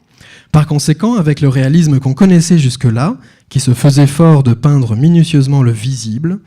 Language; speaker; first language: French; native; French